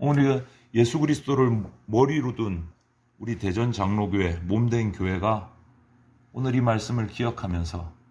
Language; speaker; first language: Korean; native; Korean